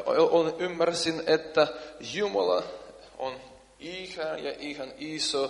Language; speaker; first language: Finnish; non-native, learner; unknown